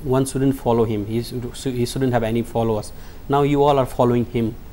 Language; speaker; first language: English; non-native, local second language; Nepali